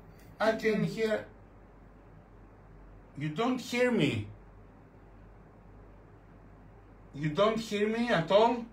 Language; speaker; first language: English; non-native, fluent; Greek